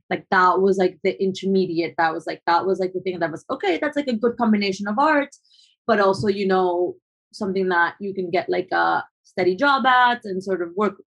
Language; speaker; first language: English; non-native, fluent; Spanish